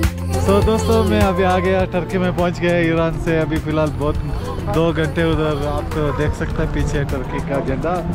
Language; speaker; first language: Hindi; non-native, local second language; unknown